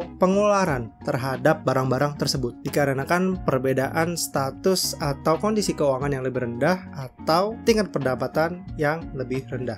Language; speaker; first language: Indonesian; native; Indonesian